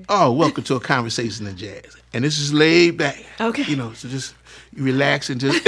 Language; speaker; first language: English; native; English